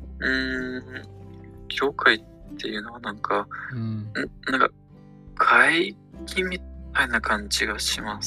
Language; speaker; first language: Japanese; non-native, learner; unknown